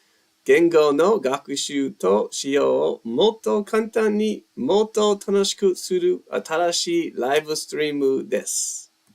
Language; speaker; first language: Japanese; non-native, learner; English